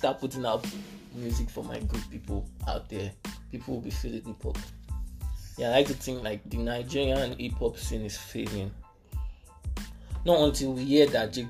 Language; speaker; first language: English; non-native, local second language; Yoruba